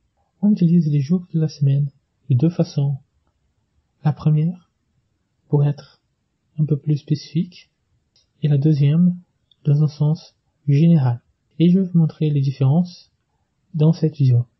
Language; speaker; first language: French; non-native, fluent; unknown